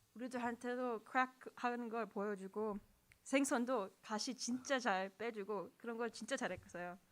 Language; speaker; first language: Korean; early bilingual, other home language; English